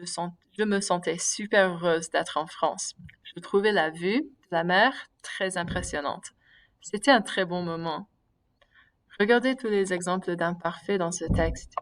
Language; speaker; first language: French; non-native, fluent; English